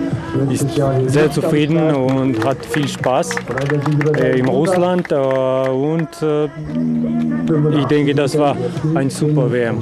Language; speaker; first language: German; non-native, learner; Russian